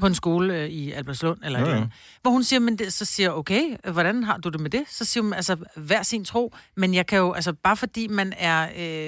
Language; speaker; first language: Danish; native; Danish